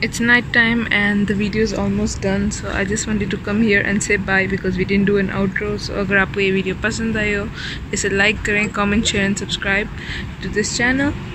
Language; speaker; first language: English; non-native, local second language; Hindi